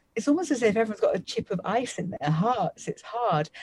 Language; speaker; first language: English; native; English